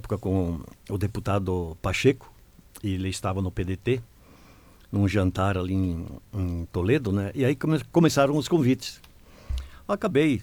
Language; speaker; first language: Portuguese; native; Portuguese